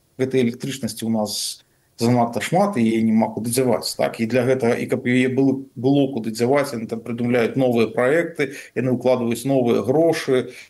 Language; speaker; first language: Belarusian; non-native, local second language; Russian